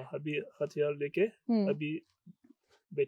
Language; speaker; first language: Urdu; non-native, local second language; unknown